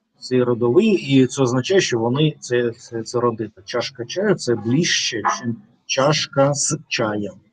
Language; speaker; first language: Ukrainian; non-native, learner; Russian